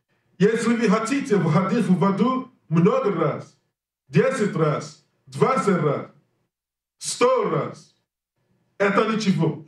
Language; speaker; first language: Russian; non-native, learner; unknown